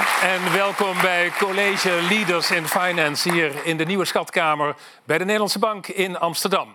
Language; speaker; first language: Dutch; native; Dutch